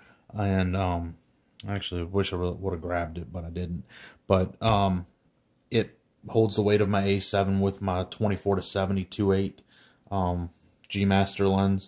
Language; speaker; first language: English; native; English